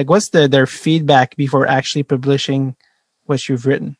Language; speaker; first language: English; non-native, fluent; French